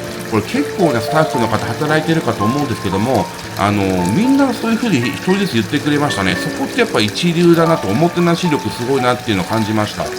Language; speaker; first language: Japanese; native; Japanese